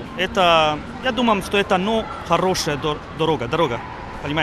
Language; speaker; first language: Russian; non-native, learner; Serbian